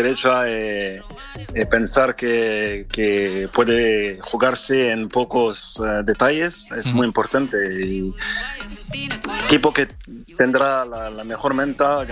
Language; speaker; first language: Spanish; non-native, fluent; French